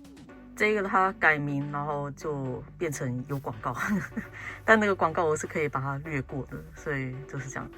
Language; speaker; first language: Chinese; native; Chinese